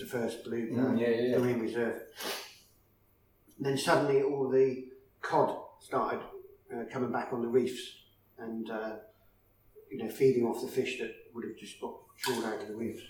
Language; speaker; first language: English; native; English